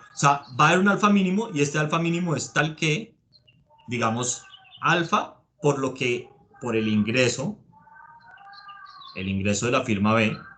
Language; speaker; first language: Spanish; native; Spanish